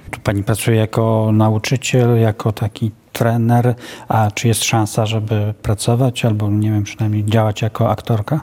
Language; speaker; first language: Polish; native; Polish